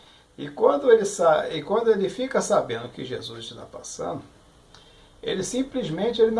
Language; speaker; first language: Portuguese; native; Portuguese